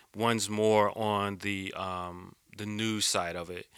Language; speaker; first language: English; native; English